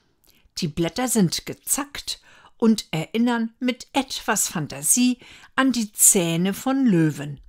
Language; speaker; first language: German; native; German